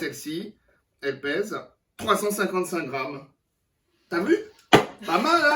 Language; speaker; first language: French; native; French